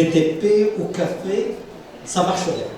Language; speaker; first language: French; non-native, local second language; Arabic